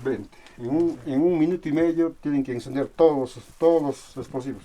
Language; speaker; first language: Spanish; native; Spanish